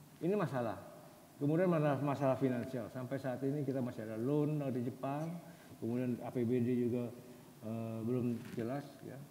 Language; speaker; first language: Indonesian; native; Indonesian